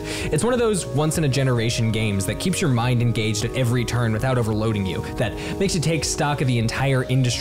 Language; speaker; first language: English; native; English